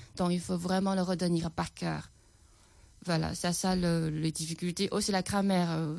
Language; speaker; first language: French; non-native, fluent; Chinese